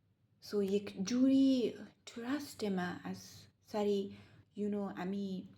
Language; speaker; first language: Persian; early bilingual, heritage; Persian